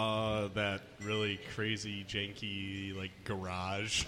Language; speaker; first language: English; native; English